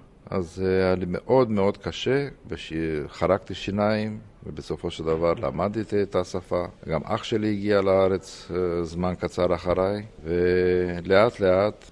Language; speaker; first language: Hebrew; non-native, fluent; Romanian